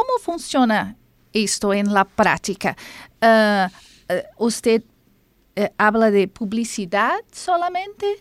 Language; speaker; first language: Spanish; non-native, fluent; Portuguese